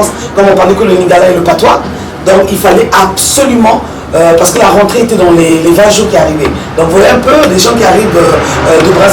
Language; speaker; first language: French; early bilingual, other home language; Lingala